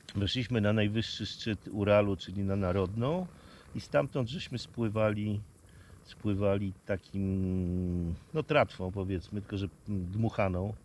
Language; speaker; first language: Polish; native; Polish